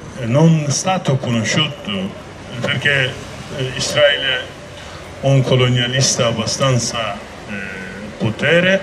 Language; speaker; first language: Italian; non-native, learner; Kurdish